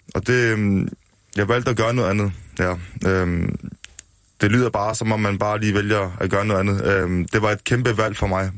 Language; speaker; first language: Danish; early bilingual, other home language; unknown